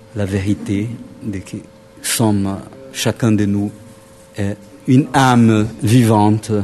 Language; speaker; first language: French; non-native, fluent; Portuguese